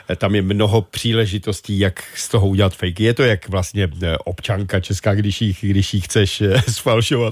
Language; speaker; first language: Czech; native; Czech